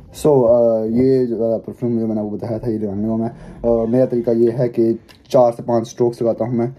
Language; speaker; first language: Urdu; native; Urdu